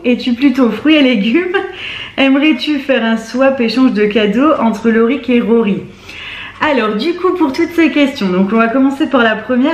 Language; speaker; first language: French; native; French